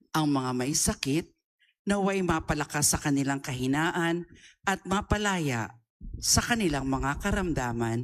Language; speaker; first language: Filipino; native; Filipino